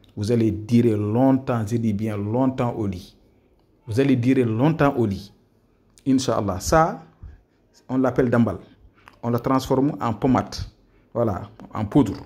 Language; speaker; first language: French; non-native, local second language; Wolof